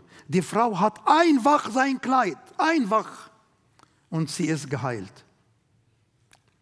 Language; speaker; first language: German; non-native, learner; Arabic